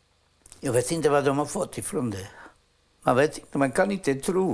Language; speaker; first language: Swedish; non-native, fluent; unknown